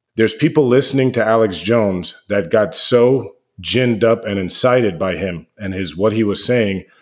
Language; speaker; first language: English; native; English